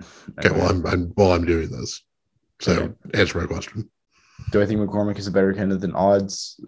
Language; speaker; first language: English; native; English